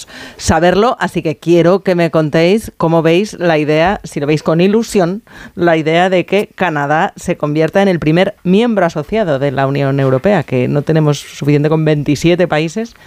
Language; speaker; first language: Spanish; native; Spanish